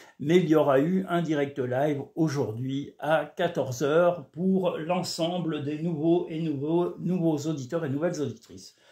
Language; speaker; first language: French; native; French